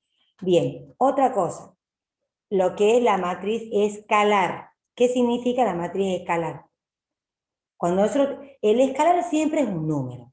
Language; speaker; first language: Spanish; native; Spanish